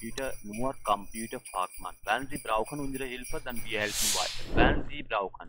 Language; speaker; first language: German; non-native, learner; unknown